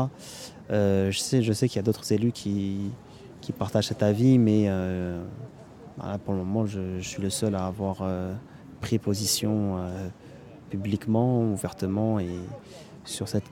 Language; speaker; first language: French; native; French